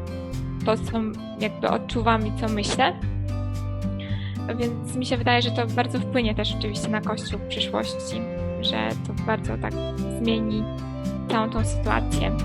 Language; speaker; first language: Polish; early bilingual, heritage; Polish